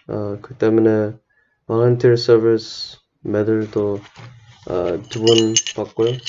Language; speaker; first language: Korean; non-native, learner; English